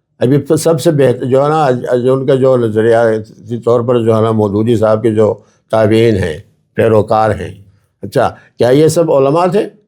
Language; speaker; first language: Urdu; non-native, local second language; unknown